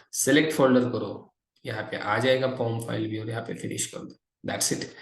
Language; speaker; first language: Hindi; non-native, local second language; Marathi